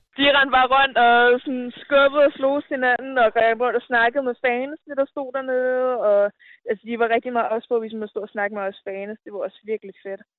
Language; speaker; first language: Danish; native; Danish